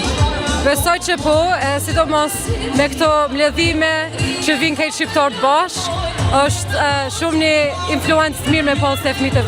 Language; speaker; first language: Albanian; native; Albanian